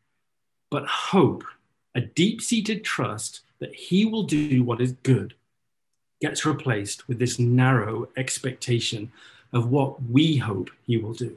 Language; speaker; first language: English; native; English